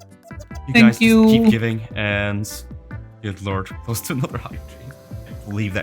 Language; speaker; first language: English; non-native, fluent; Norwegian